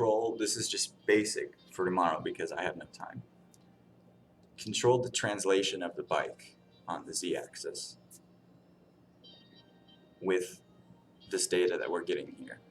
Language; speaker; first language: English; native; English